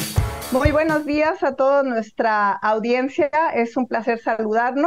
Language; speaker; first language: Spanish; native; Spanish